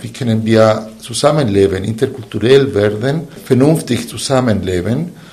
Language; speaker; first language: German; non-native, fluent; Spanish